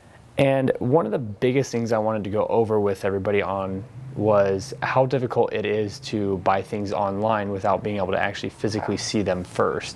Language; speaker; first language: English; native; English